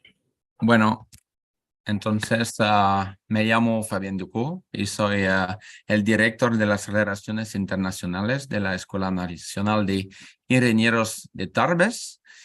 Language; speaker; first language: Spanish; non-native, learner; French